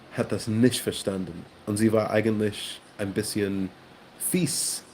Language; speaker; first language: German; non-native, learner; English